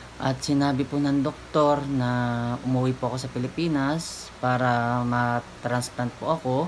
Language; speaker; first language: Filipino; native; Filipino